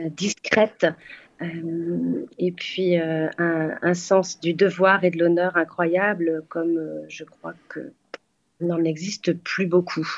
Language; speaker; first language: French; native; French